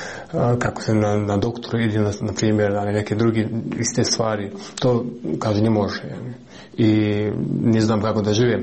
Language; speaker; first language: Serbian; non-native, learner; Russian